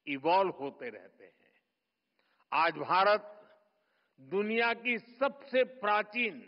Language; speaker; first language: Hindi; non-native, local second language; Gujarati